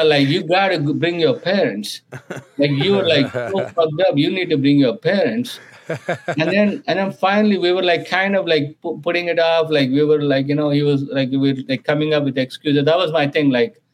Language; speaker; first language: English; non-native, local second language; Telugu